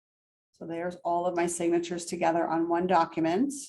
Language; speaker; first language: English; native; English